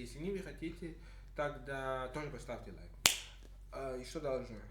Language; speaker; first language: Russian; non-native, learner; English